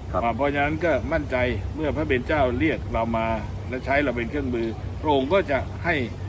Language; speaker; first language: Thai; native; Thai